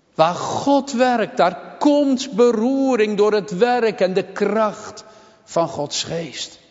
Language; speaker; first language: Dutch; native; Dutch